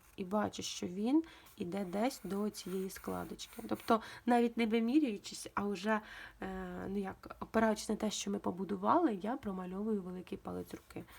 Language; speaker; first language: Ukrainian; non-native, local second language; Russian